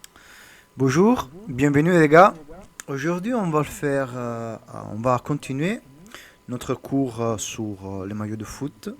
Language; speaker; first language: French; non-native, learner; Italian